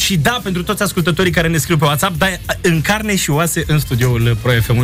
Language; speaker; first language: Romanian; native; Romanian